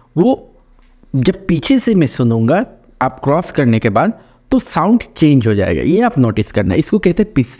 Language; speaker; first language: Hindi; native; Hindi